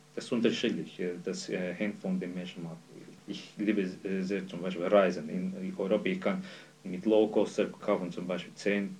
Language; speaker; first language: German; non-native, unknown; Azerbaijani